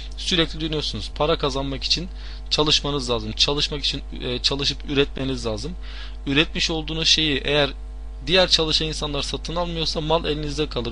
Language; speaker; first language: Turkish; non-native, fluent; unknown